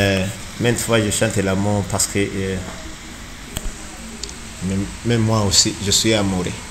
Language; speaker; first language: French; non-native, learner; Rundi